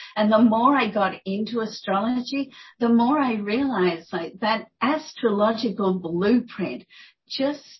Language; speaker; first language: English; native; English